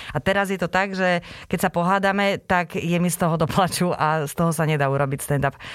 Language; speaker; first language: Slovak; native; Slovak